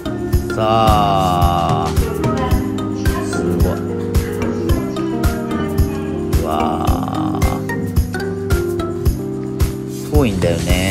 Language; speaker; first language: Japanese; native; Japanese